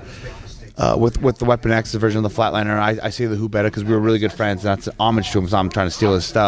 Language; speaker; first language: English; native; English